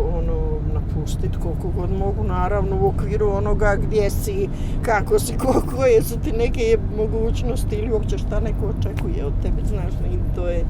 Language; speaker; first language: Bosnian; native; Bosnian